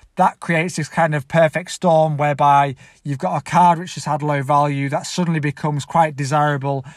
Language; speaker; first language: English; native; English